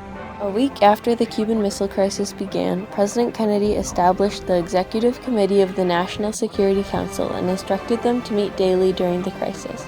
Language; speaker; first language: English; native; English